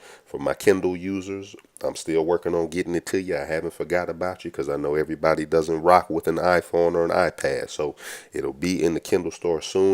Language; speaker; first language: English; native; English